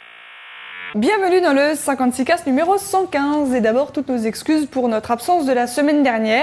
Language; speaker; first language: French; native; French